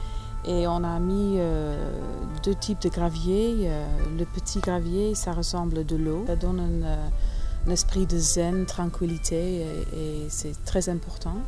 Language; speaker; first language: French; early bilingual, other home language; English